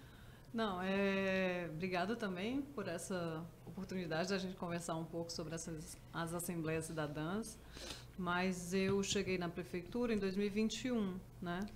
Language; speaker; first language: Portuguese; native; Portuguese